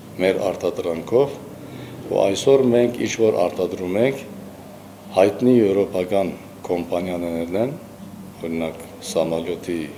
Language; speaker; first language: Armenian; early bilingual, heritage; Armenian